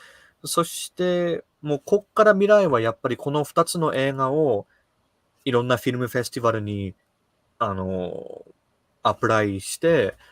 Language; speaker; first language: Japanese; early bilingual, heritage; Japanese